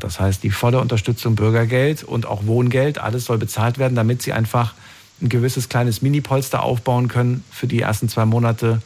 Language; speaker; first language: German; native; German